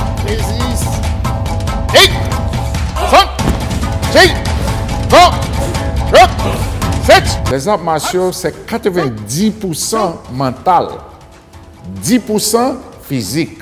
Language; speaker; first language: French; non-native, learner; Haitian Creole